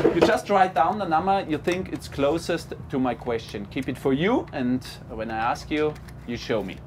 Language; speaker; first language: English; non-native, fluent; German